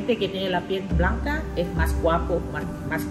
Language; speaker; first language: Spanish; non-native, learner; Thai